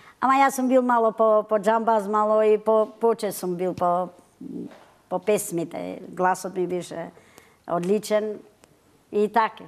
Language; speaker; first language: Macedonian; early bilingual, heritage; Macedonian